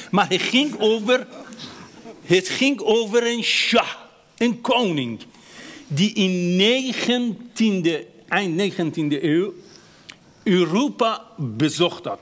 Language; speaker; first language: Dutch; non-native, fluent; Persian